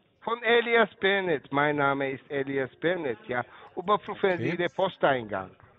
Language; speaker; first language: German; non-native, learner; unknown